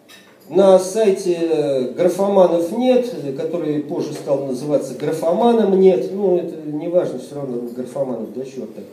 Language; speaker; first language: Russian; native; Russian